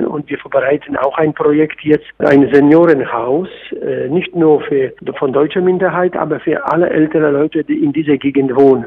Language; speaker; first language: German; non-native, fluent; Polish